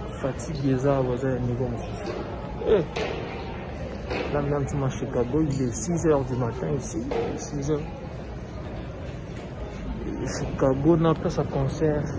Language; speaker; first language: French; non-native, local second language; Lingala